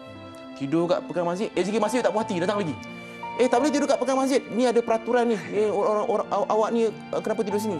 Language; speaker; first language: Malay; native; Malay